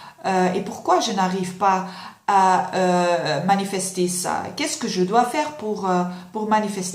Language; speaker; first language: French; non-native, local second language; Dutch